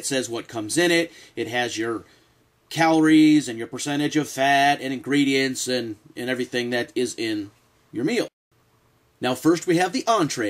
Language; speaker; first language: English; native; English